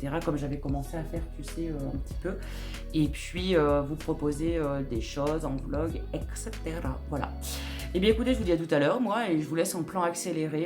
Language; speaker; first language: French; native; French